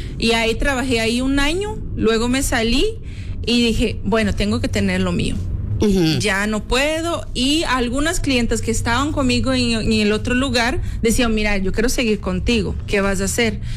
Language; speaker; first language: Spanish; non-native, fluent; Portuguese